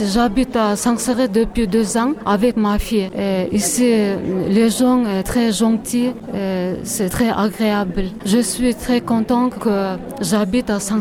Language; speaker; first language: French; non-native, learner; Kyrgyz